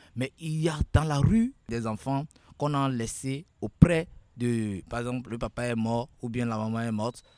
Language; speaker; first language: French; non-native, local second language; Ewe